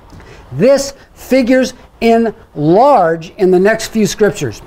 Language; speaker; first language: English; native; English